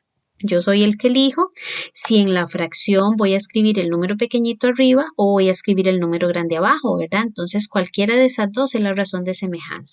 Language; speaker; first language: Spanish; native; Spanish